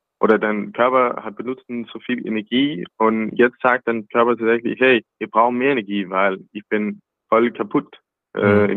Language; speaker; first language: German; non-native, learner; Danish